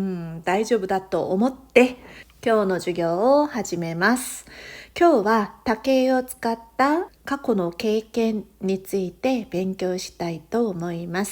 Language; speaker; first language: Japanese; non-native, fluent; Korean